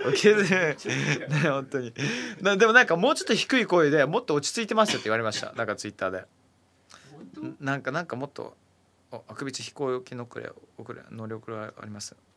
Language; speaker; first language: Japanese; native; Japanese